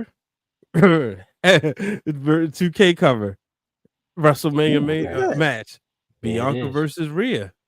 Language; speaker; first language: English; native; English